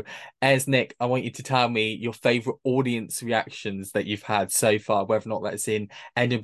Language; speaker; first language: English; native; English